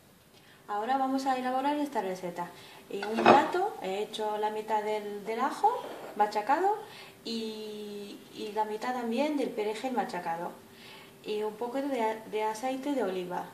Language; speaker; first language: Spanish; non-native, fluent; Arabic